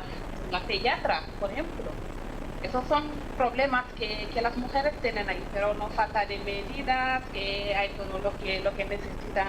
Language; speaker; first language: Spanish; non-native, fluent; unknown